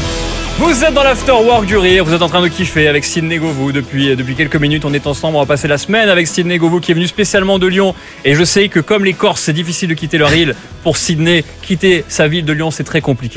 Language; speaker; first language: French; native; French